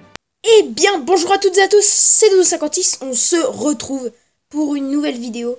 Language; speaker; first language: French; native; French